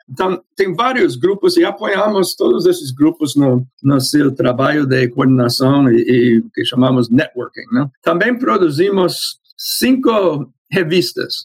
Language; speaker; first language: Portuguese; non-native, fluent; English